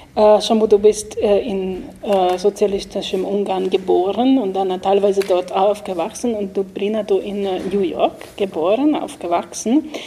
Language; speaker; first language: German; non-native, fluent; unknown